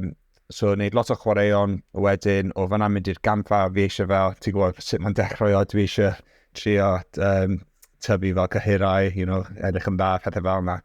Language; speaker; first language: Welsh; non-native, local second language; English